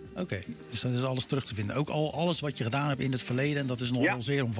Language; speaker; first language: Dutch; native; Dutch